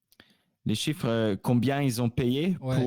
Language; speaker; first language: French; non-native, local second language; Swiss German